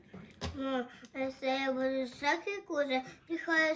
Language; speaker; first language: Russian; early bilingual, heritage; Russian